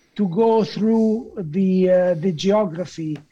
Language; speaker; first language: English; non-native, fluent; Italian